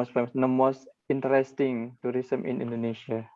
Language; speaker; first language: English; non-native, learner; Indonesian